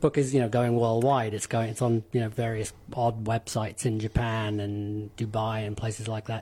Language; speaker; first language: English; native; English